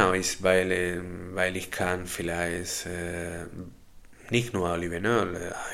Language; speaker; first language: German; non-native, learner; Spanish